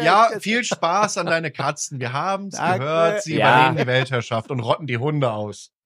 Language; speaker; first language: German; native; German